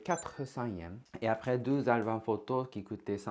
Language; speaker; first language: French; non-native, learner; Japanese